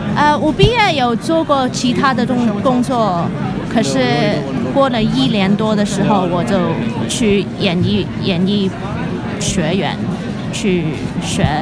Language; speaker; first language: Chinese; early bilingual, other home language; Cantonese